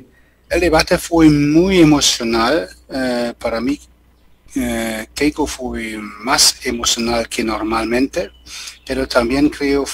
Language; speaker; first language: Spanish; non-native, learner; German